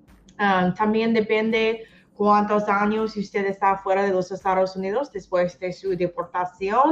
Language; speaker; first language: Spanish; non-native, learner; English